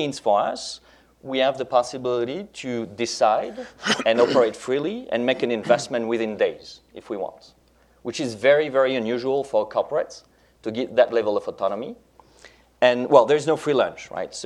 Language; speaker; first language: English; non-native, fluent; French